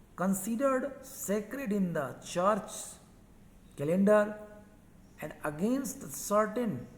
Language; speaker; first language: English; non-native, local second language; Hindi